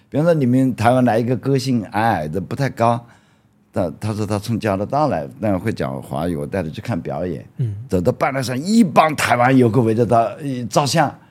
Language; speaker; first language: Chinese; native; Chinese